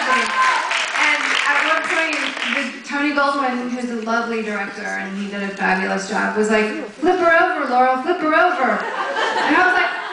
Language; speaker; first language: English; native; English